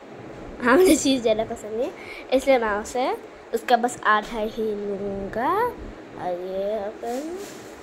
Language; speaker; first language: Hindi; native; Hindi